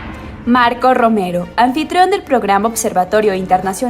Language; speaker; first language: Spanish; native; Spanish